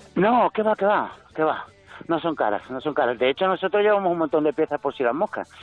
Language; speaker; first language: Spanish; native; Spanish